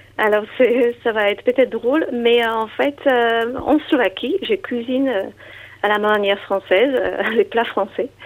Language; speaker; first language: French; non-native, fluent; Slovak